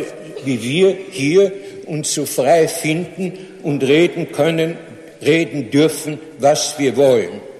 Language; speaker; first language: German; non-native, fluent; English